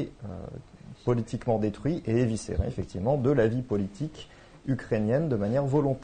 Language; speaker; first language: French; native; French